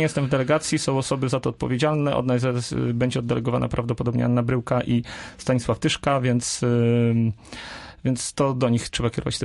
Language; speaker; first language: Polish; native; Polish